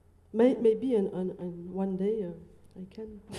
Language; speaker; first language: English; non-native, learner; French